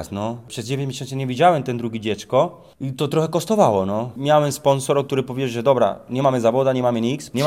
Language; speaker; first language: Polish; non-native, learner; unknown